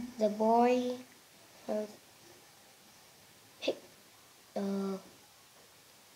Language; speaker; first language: English; non-native, learner; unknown